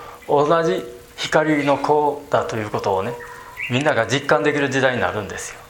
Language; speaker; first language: Japanese; native; Japanese